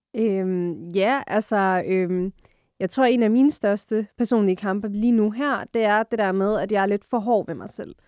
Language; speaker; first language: Danish; early bilingual, other home language; Arabic